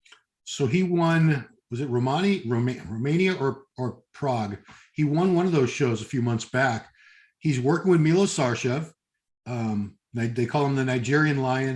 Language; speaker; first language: English; native; English